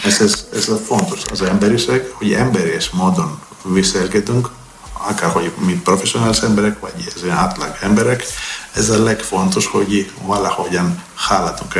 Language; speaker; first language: Hungarian; non-native, learner; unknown